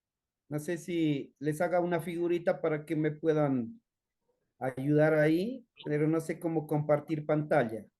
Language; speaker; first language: Spanish; native; Spanish